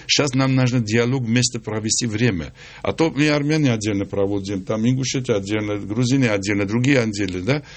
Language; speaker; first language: Russian; non-native, local second language; Armenian